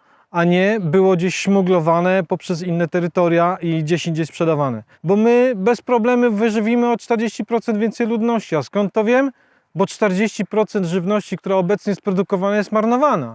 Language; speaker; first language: Polish; native; Polish